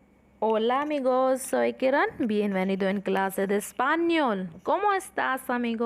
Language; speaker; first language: Spanish; non-native, learner; Hindi